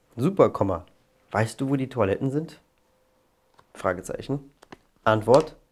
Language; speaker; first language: German; non-native, fluent; Arabic